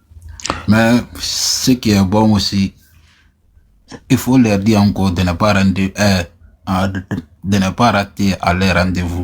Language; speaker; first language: French; non-native, local second language; Susu